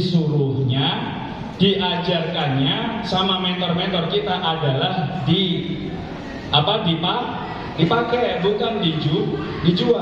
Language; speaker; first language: Indonesian; native; Indonesian